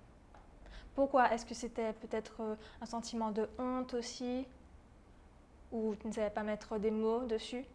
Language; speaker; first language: French; native; French